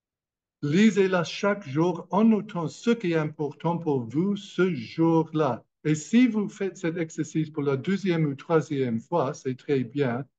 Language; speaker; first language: French; non-native, fluent; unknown